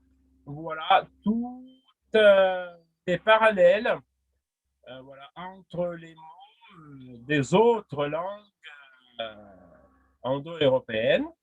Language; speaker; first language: French; non-native, fluent; Russian